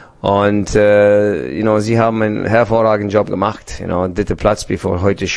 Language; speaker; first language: German; non-native, fluent; English